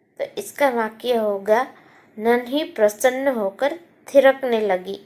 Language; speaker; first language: Hindi; non-native, local second language; Gujarati